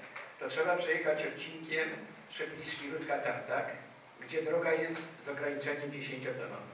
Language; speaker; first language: Polish; native; Polish